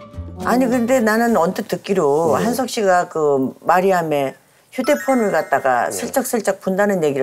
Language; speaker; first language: Korean; native; Korean